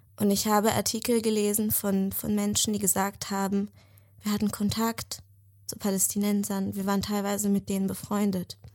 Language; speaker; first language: German; early bilingual, other home language; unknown